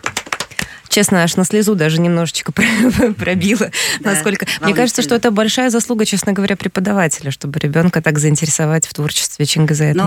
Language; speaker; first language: Russian; native; Russian